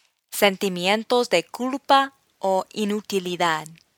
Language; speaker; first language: Spanish; non-native, fluent; English